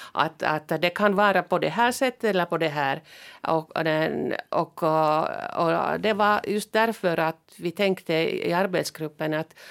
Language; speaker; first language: Swedish; non-native, local second language; Finnish